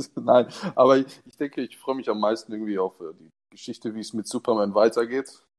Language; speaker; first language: German; native; German